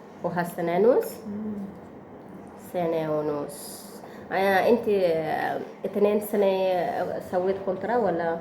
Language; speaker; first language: Arabic; non-native, learner; Oromo